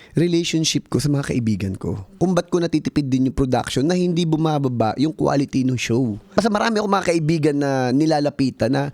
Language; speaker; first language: Filipino; native; Filipino